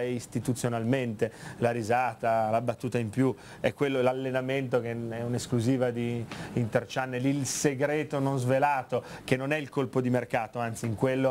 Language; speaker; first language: Italian; native; Italian